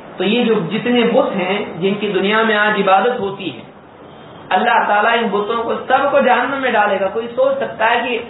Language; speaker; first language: Urdu; native; Urdu